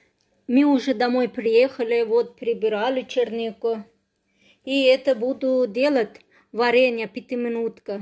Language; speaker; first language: Russian; non-native, fluent; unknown